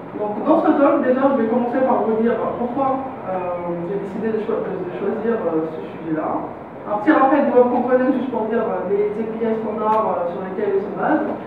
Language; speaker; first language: French; non-native, local second language; Arabic